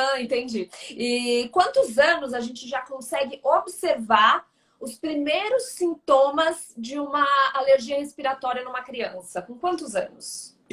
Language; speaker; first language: Portuguese; native; Portuguese